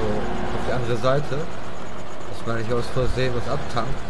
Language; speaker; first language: German; native; German